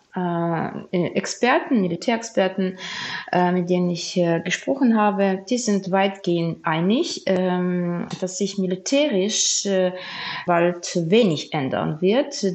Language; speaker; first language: German; non-native, fluent; Ukrainian